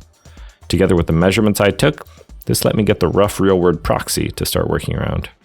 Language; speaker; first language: English; native; English